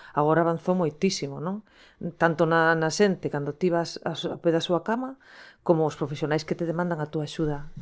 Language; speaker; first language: Galician; non-native, local second language; Spanish